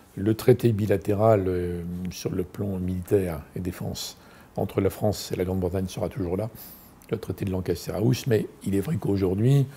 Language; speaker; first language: French; native; French